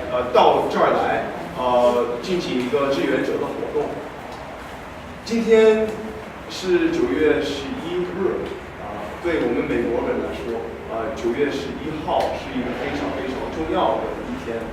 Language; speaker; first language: Chinese; non-native, fluent; English